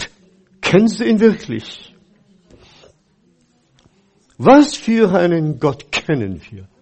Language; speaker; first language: German; non-native, fluent; Chinese